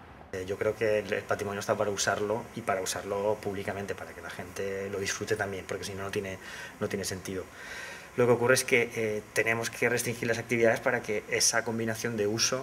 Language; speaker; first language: Spanish; native; Spanish